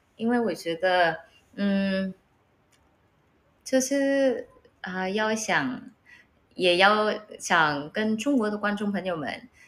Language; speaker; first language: Chinese; non-native, learner; Vietnamese